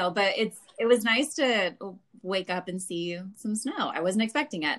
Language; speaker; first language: English; native; English